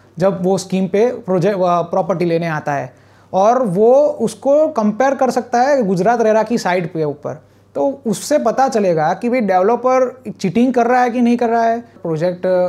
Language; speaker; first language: Hindi; non-native, local second language; Gujarati